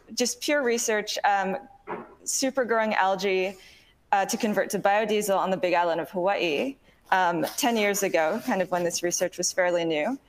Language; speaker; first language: English; native; English